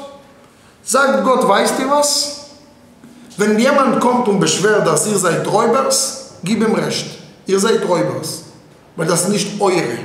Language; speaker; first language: German; non-native, fluent; Hebrew